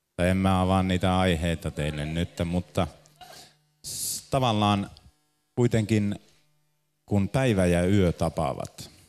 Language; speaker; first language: Finnish; native; Finnish